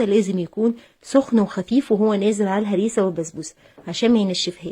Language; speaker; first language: Arabic; native; Arabic